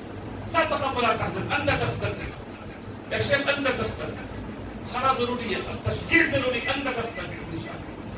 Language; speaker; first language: Arabic; non-native, fluent; Urdu